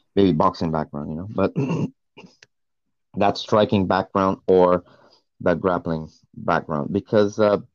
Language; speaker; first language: English; non-native, fluent; Portuguese